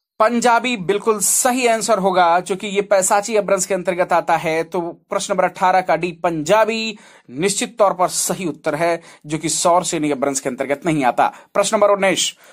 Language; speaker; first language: Hindi; native; Hindi